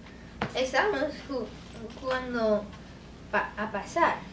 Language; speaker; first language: Spanish; non-native, learner; English